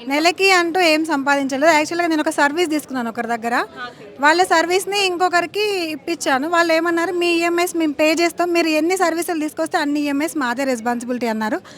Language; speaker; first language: Telugu; native; Telugu